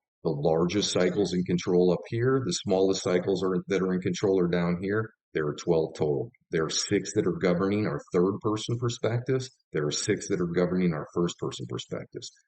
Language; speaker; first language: English; native; English